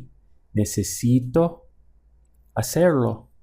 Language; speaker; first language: Spanish; non-native, fluent; English